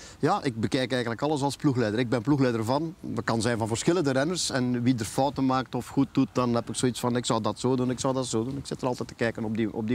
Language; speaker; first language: Dutch; native; Dutch